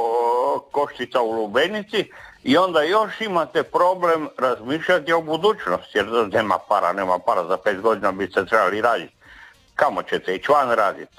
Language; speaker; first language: Serbian; native; Serbian